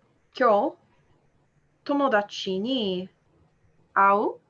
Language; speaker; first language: Japanese; non-native, learner; English